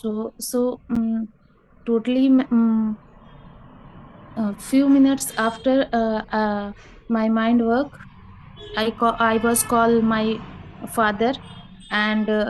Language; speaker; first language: English; non-native, learner; Hindi